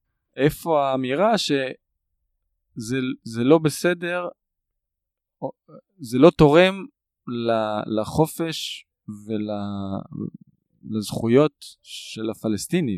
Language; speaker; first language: Hebrew; native; Hebrew